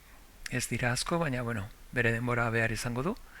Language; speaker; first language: Basque; non-native, local second language; Spanish